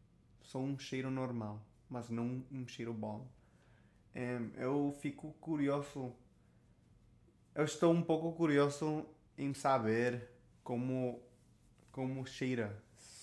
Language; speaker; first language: Portuguese; non-native, learner; Spanish